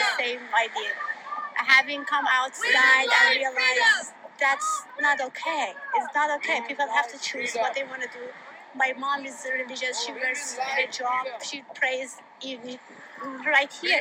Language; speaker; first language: English; non-native, fluent; Persian